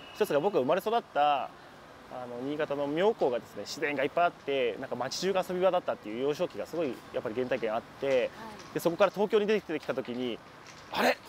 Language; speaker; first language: Japanese; native; Japanese